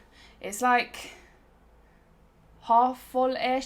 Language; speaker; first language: English; native; English